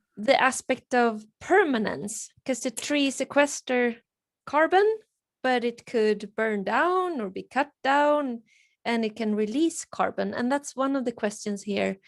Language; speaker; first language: English; non-native, fluent; Swedish